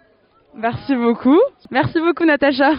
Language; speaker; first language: French; native; French